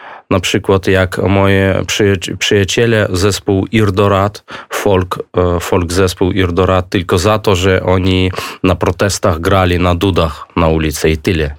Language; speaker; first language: Polish; non-native, fluent; Russian